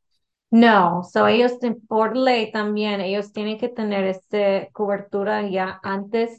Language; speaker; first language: Spanish; early bilingual, heritage; English